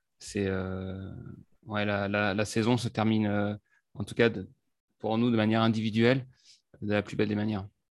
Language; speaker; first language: French; native; French